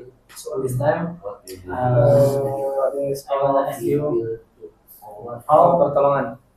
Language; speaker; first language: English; non-native, learner; Indonesian